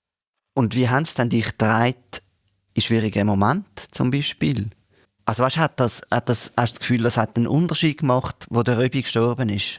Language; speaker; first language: German; native; German